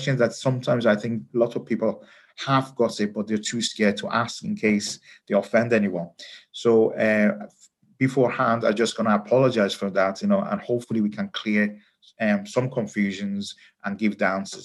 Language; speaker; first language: English; non-native, fluent; Persian